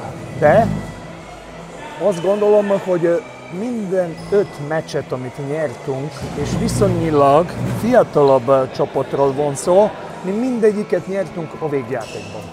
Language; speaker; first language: Hungarian; non-native, fluent; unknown